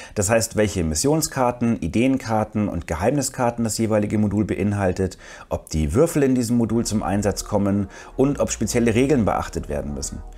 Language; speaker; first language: German; native; German